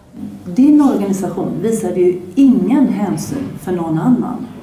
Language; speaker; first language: Swedish; native; Swedish